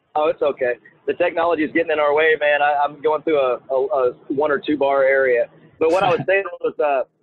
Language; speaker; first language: English; native; English